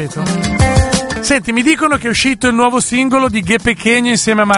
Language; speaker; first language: Italian; native; Italian